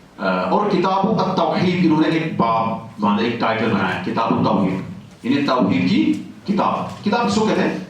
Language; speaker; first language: Urdu; non-native, local second language; Kashmiri